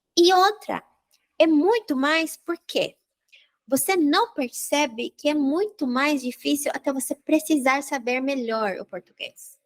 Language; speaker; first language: Portuguese; non-native, fluent; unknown